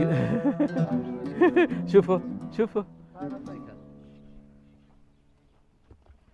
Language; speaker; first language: Arabic; non-native, learner; Malayalam